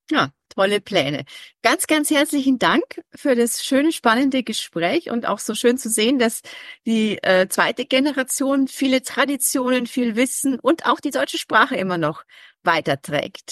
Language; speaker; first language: German; native; German